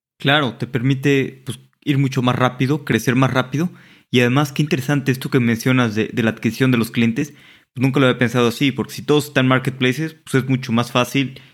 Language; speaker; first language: Spanish; native; Spanish